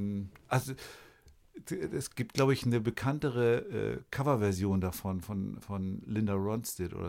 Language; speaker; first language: German; native; German